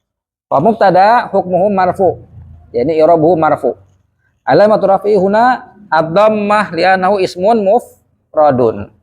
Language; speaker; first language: Arabic; non-native, fluent; Indonesian